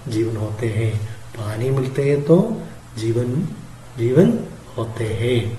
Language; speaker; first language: Hindi; non-native, local second language; Malayalam